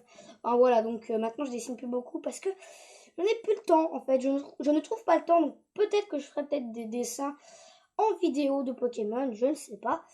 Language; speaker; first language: French; native; French